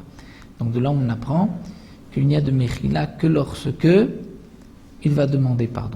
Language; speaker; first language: French; native; French